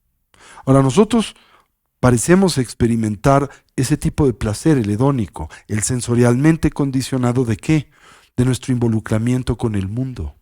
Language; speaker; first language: Spanish; native; Spanish